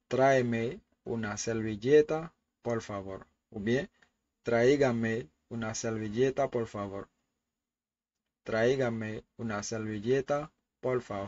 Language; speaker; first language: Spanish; non-native, learner; Haitian Creole